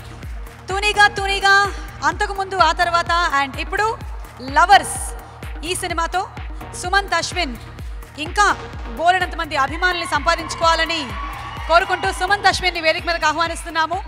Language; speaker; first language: Telugu; native; Telugu